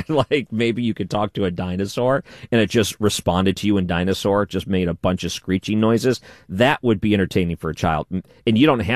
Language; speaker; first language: English; native; English